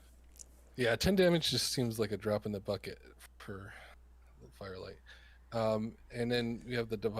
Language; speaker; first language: English; native; English